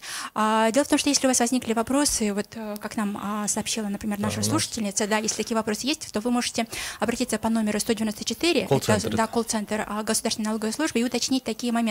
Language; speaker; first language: Russian; non-native, local second language; Kyrgyz